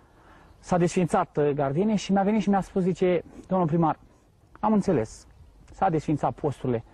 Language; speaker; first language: Romanian; native; Romanian